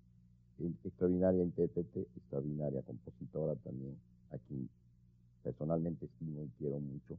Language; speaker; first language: Spanish; native; Spanish